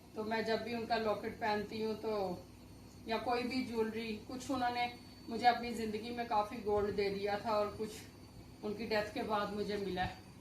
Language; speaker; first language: Urdu; native; Urdu